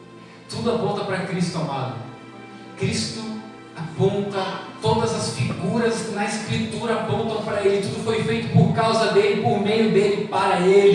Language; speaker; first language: Portuguese; native; Portuguese